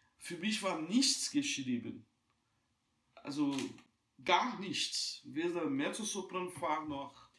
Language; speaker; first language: German; non-native, fluent; Portuguese